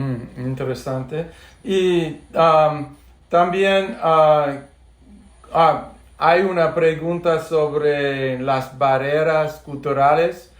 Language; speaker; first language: Spanish; non-native, fluent; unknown